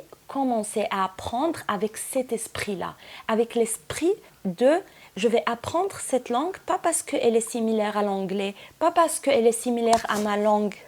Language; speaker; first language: French; non-native, local second language; Arabic